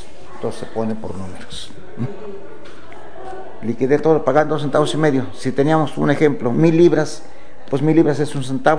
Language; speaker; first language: Spanish; native; Spanish